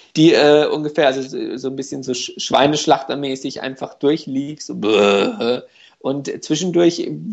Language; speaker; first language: German; non-native, fluent; Hungarian